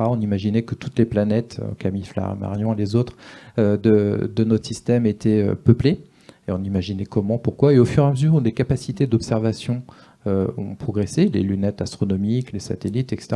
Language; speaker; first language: French; native; French